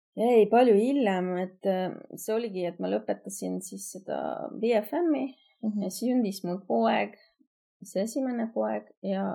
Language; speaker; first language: Estonian; non-native, fluent; Hungarian